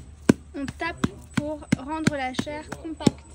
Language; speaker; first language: French; native; French